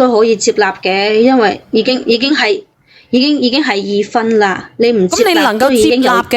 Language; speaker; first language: Cantonese; native; Cantonese